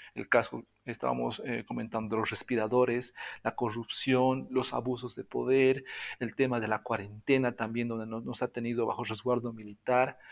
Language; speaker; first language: Spanish; native; Spanish